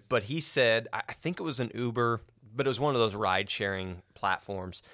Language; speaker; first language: English; native; English